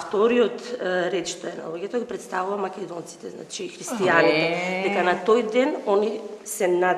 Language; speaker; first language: Macedonian; native; Macedonian